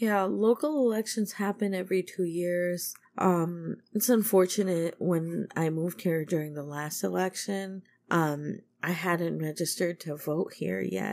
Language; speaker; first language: English; native; English